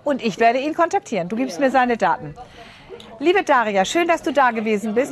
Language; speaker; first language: German; native; German